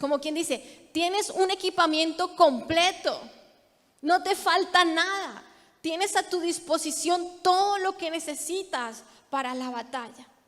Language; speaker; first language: Spanish; native; Spanish